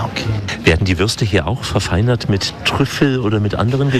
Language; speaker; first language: German; native; German